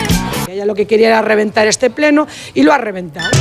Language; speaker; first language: Spanish; native; Spanish